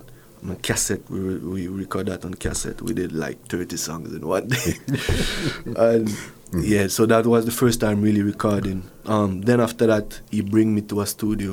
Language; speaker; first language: English; non-native, fluent; French